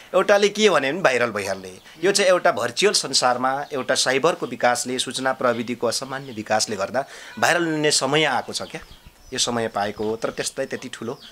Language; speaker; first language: Nepali; non-native, local second language; Limbu